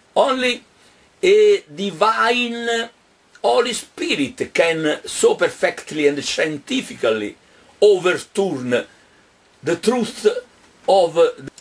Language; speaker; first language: English; non-native, fluent; Italian